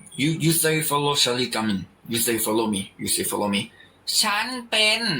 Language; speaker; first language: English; non-native, learner; Thai